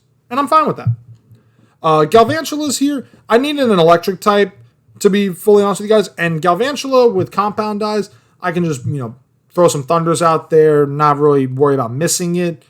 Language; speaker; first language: English; native; English